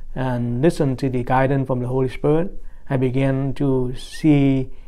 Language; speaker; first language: English; non-native, fluent; Vietnamese